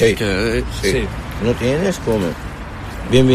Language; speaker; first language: Spanish; non-native, learner; Arabic